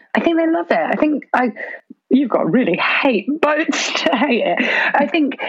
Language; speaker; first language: English; native; English